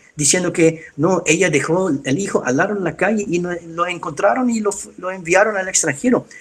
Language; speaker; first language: Spanish; non-native, fluent; Dutch